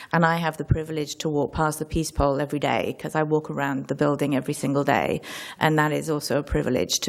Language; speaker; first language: English; native; English